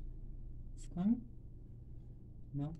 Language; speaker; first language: English; non-native, learner; Persian